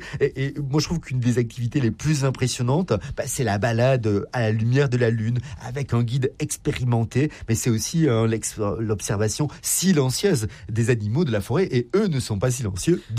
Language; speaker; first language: French; native; French